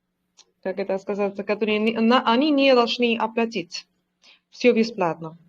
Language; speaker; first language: Russian; non-native, learner; Spanish